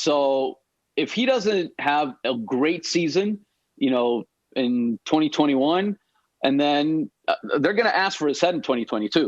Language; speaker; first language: English; native; English